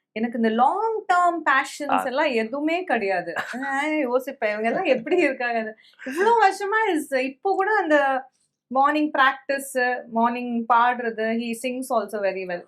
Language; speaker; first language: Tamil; non-native, local second language; Kannada